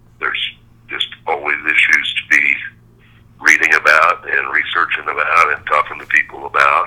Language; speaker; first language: English; native; English